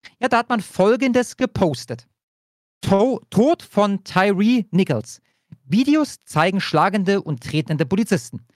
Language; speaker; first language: German; native; German